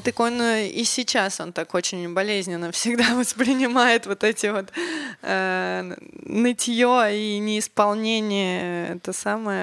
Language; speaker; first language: Russian; native; Russian